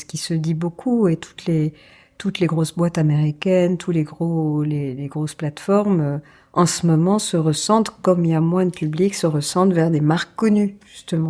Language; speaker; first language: French; native; French